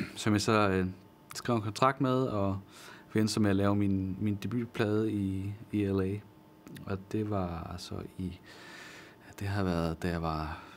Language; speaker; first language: Danish; native; Danish